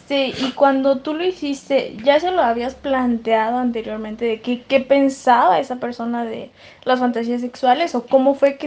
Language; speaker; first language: Spanish; native; Spanish